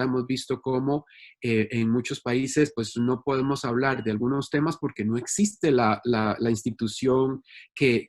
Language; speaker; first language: Spanish; native; Spanish